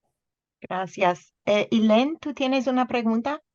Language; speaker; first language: Spanish; non-native, fluent; English